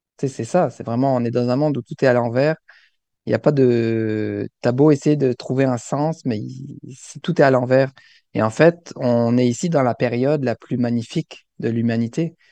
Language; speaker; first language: French; native; French